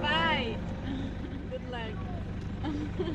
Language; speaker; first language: English; non-native, learner; Italian